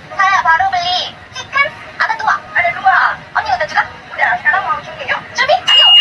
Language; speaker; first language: Indonesian; non-native, fluent; Korean